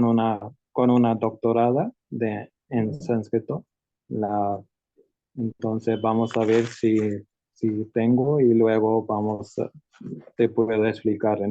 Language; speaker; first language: Spanish; non-native, learner; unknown